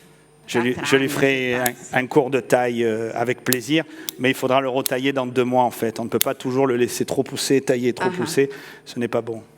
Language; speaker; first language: French; native; French